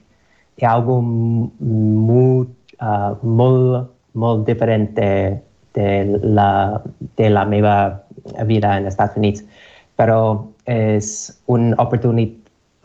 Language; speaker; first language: Catalan; non-native, learner; English